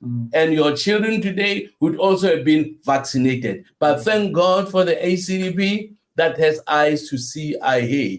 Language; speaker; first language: English; non-native, local second language; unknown